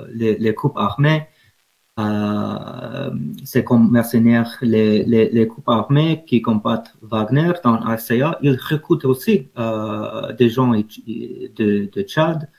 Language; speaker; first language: French; non-native, learner; English